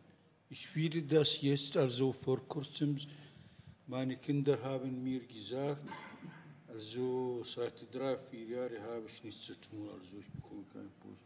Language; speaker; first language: German; non-native, fluent; Arabic